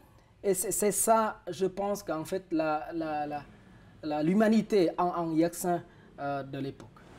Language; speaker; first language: French; non-native, fluent; Vietnamese